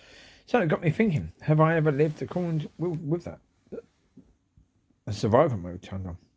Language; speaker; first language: English; native; English